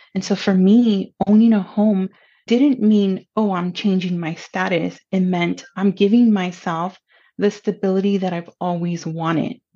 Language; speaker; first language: English; early bilingual, other home language; Spanish